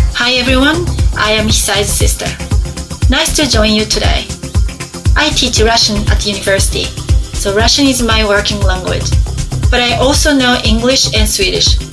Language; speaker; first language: English; non-native, fluent; Japanese